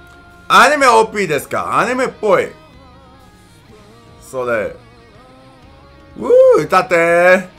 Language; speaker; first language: Japanese; non-native, learner; English